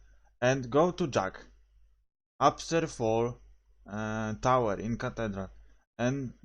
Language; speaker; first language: English; non-native, learner; Polish